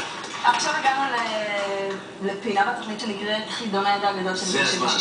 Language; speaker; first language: Hebrew; native; Hebrew